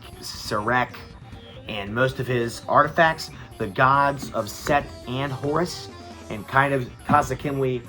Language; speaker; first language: English; native; English